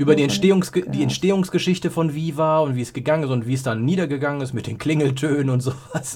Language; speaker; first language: German; native; German